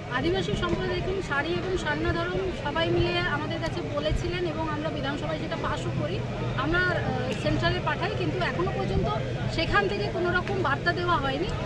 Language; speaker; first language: Bangla; non-native, local second language; Santali